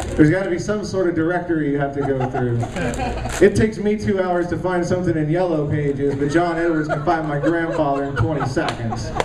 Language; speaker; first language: English; native; English